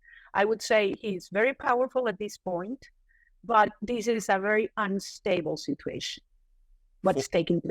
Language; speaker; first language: English; non-native, fluent; Spanish